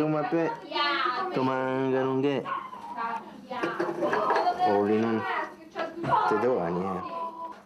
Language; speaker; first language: Korean; non-native, learner; Italian